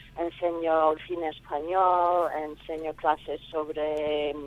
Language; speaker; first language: Spanish; non-native, fluent; English